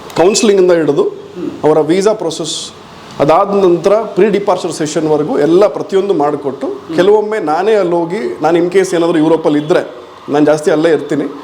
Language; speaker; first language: Kannada; non-native, local second language; Tulu